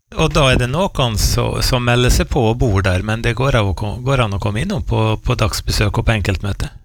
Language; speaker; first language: Norwegian; native; Norwegian